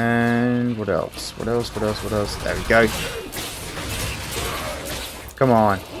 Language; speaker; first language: English; non-native, fluent; German